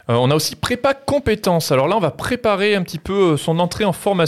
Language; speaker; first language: French; native; French